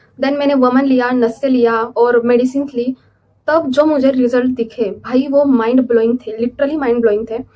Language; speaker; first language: Hindi; non-native, local second language; Marathi